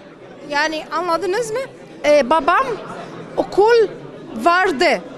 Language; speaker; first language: Turkish; non-native, learner; Arabic